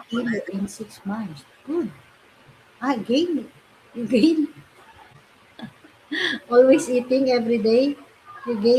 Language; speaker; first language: English; non-native, local second language; Filipino